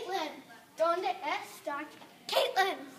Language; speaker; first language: Spanish; non-native, learner; English